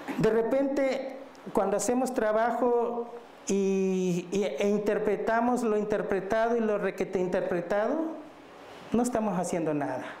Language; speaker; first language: Spanish; non-native, local second language; Mixtepec Mixtec